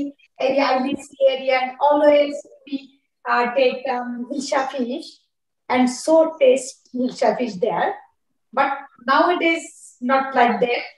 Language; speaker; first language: English; non-native, learner; Bangla